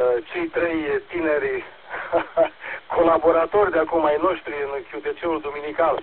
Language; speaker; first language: Romanian; native; Romanian